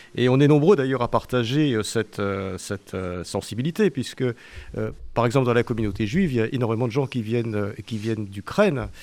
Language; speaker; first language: French; native; French